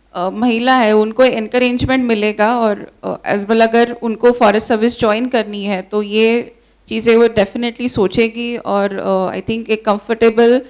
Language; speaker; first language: Hindi; non-native, local second language; Marathi